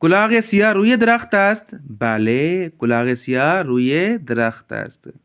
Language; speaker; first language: Persian; non-native, fluent; Urdu